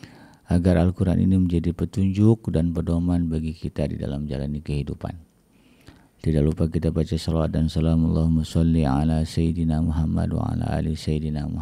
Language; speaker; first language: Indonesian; native; Indonesian